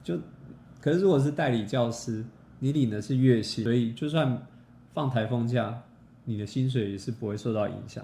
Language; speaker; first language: Chinese; native; Chinese